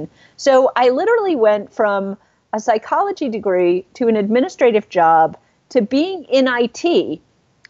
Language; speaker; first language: English; native; English